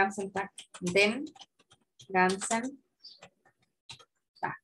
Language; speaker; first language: German; non-native, fluent; Spanish